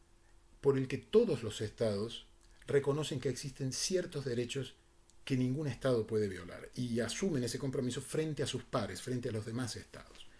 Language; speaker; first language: Spanish; native; Spanish